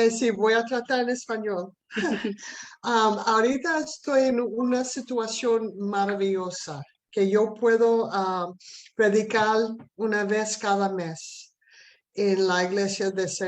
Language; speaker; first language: Spanish; non-native, fluent; English